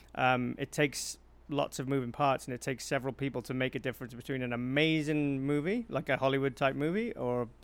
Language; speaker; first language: English; native; English